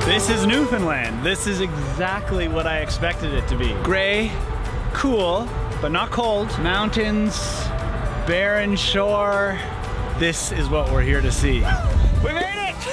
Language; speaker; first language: English; native; English